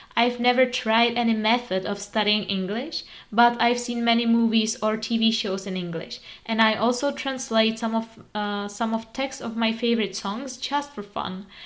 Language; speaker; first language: English; non-native, fluent; Czech